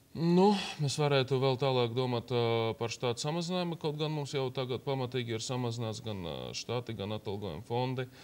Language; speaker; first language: Latvian; non-native, local second language; Russian